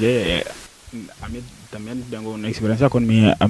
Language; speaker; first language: Spanish; non-native, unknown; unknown